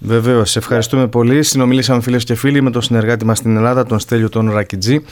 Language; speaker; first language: Greek; native; Greek